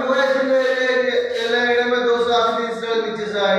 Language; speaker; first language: Hindi; non-native, learner; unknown